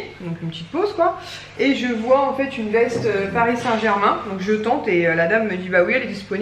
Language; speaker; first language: French; native; French